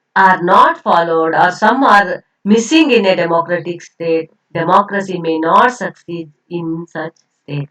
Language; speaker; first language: English; non-native, local second language; Kannada